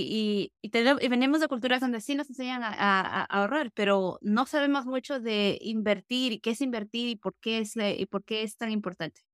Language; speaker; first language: Spanish; early bilingual, heritage; Spanish